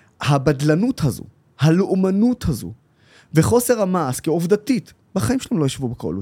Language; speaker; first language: Hebrew; non-native, local second language; Arabic